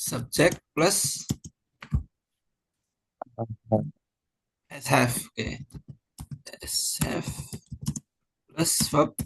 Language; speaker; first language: English; non-native, fluent; Indonesian